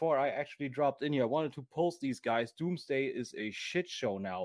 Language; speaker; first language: English; non-native, fluent; German